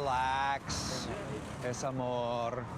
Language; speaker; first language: Spanish; non-native, learner; English